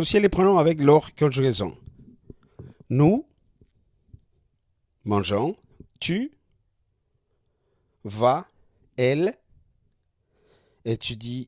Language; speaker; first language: French; non-native, fluent; Spanish